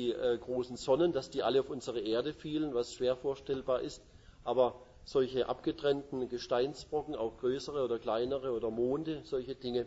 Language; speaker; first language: German; native; German